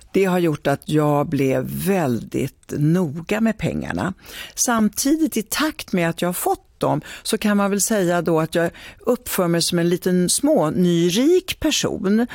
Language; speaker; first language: Swedish; early bilingual, other home language; Italian